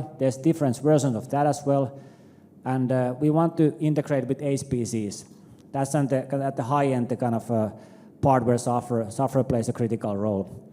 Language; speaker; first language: English; non-native, fluent; Finnish